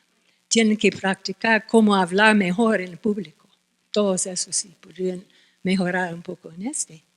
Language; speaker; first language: Spanish; non-native, fluent; English